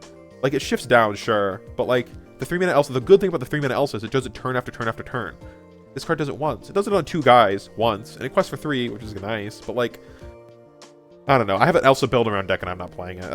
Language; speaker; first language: English; native; English